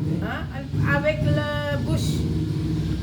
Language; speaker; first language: French; non-native, learner; Indonesian